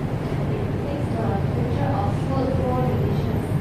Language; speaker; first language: English; non-native, learner; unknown